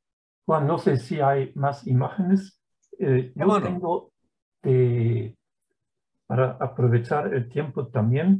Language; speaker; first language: Spanish; non-native, fluent; German